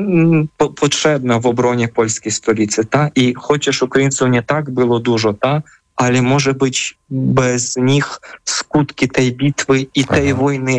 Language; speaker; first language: Polish; non-native, fluent; Ukrainian